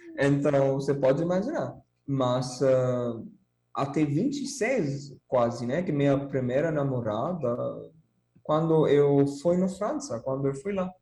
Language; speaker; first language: Portuguese; non-native, fluent; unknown